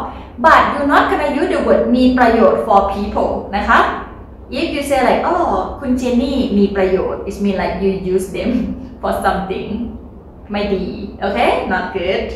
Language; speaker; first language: English; non-native, learner; Thai